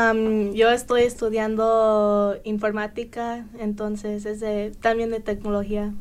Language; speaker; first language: Spanish; early bilingual, heritage; Spanish